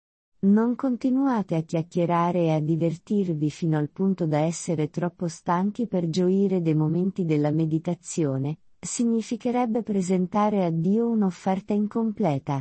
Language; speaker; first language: Italian; native; Italian